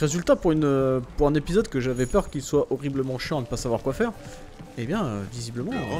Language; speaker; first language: French; native; French